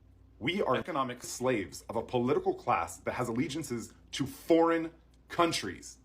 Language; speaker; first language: English; native; English